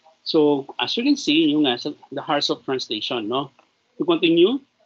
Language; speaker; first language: English; non-native, local second language; Filipino